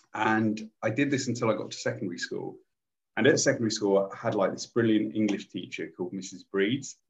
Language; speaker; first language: English; native; English